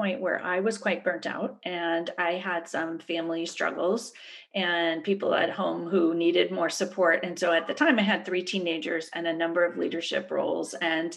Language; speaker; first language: English; native; English